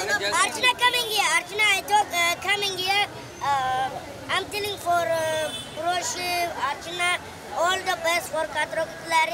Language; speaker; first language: English; non-native, learner; Tajik